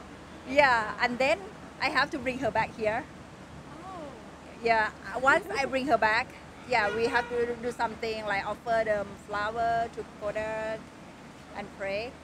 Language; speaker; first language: English; non-native, fluent; Thai